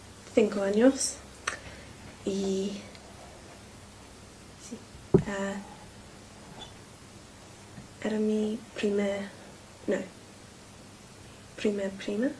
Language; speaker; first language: Spanish; non-native, learner; English